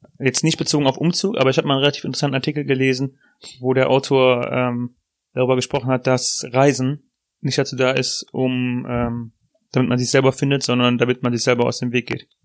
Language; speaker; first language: German; native; German